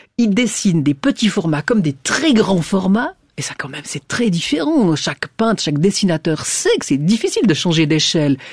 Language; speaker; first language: French; native; French